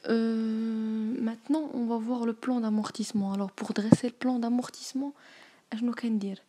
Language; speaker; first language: French; non-native, local second language; Arabic